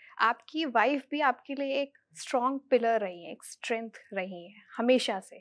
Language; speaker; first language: Hindi; native; Hindi